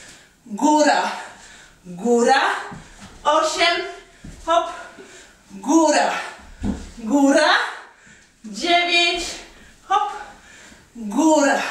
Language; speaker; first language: Polish; native; Polish